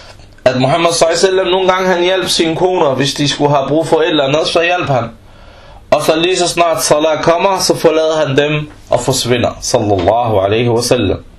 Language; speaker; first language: Danish; non-native, fluent; Arabic